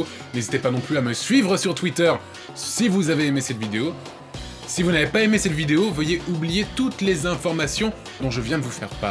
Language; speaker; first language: French; native; French